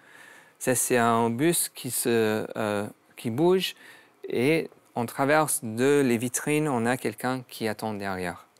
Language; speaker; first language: French; non-native, learner; English